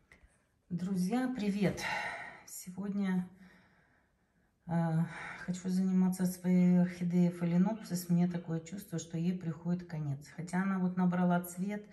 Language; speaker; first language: Russian; native; Russian